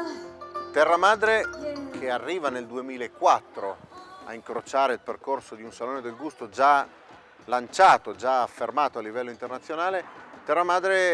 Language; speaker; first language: Italian; native; Italian